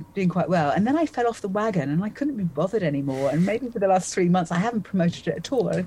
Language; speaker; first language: English; native; English